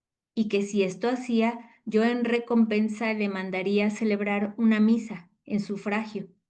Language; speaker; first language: Spanish; native; Spanish